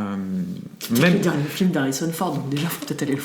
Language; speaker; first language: French; native; French